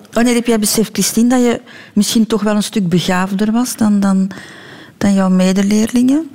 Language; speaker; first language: Dutch; native; Dutch